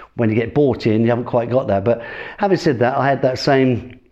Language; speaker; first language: English; native; English